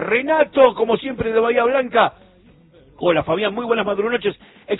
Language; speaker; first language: Spanish; native; Spanish